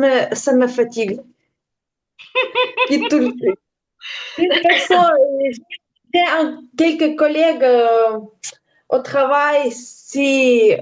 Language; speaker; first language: French; non-native, learner; Ukrainian